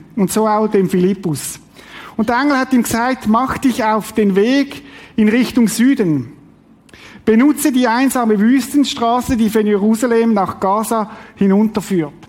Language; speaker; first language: German; native; German